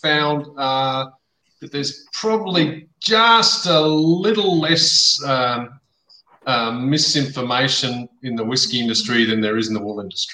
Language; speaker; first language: English; native; English